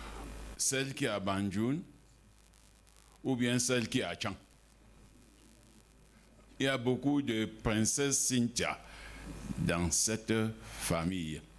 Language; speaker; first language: French; non-native, local second language; Ghomala